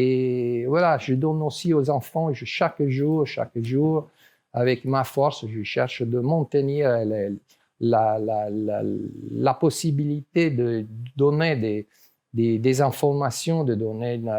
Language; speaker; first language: French; non-native, learner; Italian